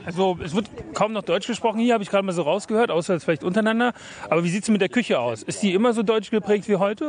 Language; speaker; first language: German; native; German